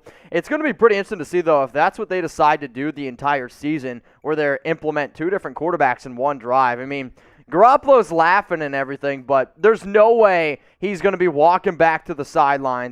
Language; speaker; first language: English; native; English